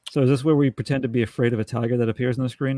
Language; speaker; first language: English; native; English